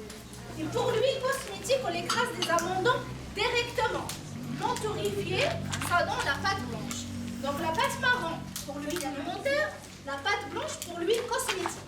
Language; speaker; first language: French; non-native, local second language; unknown